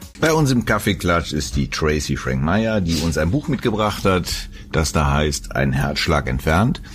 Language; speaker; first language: German; native; German